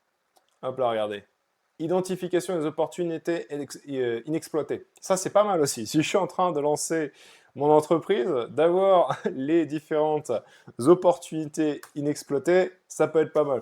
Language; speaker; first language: French; native; French